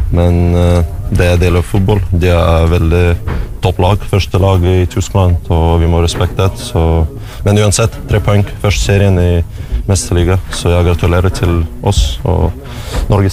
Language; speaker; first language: Norwegian; non-native, learner; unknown